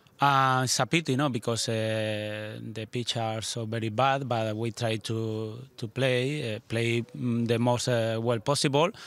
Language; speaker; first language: English; non-native, learner; Spanish